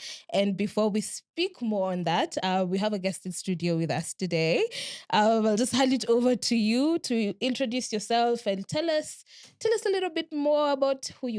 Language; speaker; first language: English; non-native, local second language; Swahili